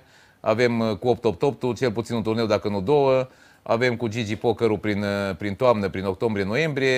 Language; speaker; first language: Romanian; native; Romanian